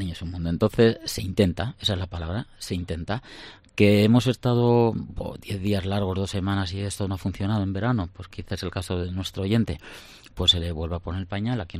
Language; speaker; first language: Spanish; native; Spanish